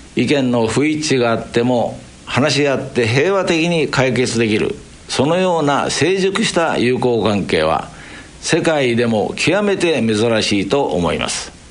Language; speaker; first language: Japanese; native; Japanese